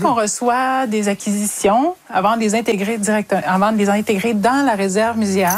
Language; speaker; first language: French; native; French